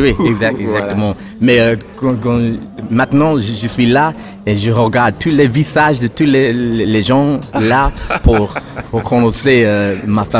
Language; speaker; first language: French; non-native, learner; English